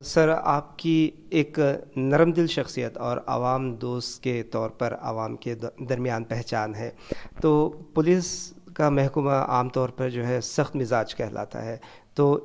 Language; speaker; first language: Urdu; native; Urdu